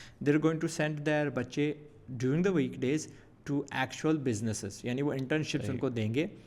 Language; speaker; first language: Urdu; early bilingual, heritage; Urdu